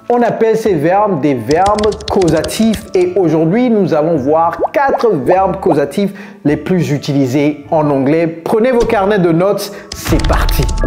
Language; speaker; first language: French; native; French